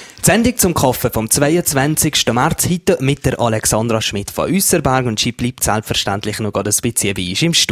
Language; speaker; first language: German; native; German